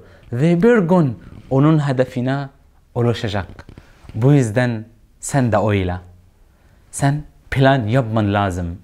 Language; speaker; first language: Turkish; non-native, learner; Arabic